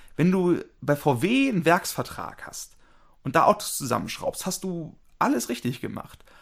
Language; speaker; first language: German; native; German